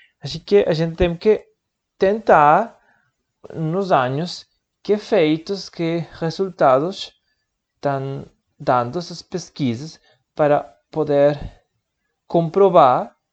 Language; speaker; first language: Portuguese; non-native, learner; Spanish